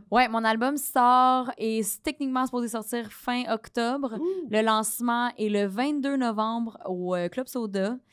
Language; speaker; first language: French; native; French